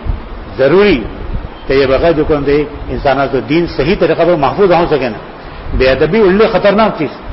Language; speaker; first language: Marathi; non-native, local second language; Urdu